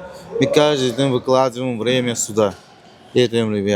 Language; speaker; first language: Russian; non-native, learner; Uzbek